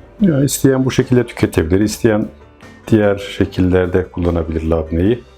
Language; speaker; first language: Turkish; native; Turkish